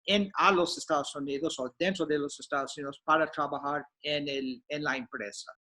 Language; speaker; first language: Spanish; non-native, fluent; English